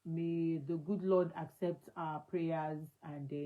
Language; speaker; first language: English; non-native, local second language; Yoruba